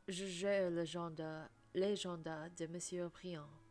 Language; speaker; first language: French; non-native, learner; English